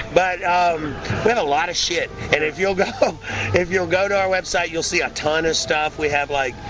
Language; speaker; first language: English; native; English